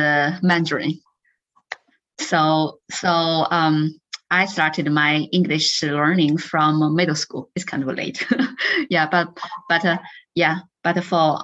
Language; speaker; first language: English; non-native, fluent; Chinese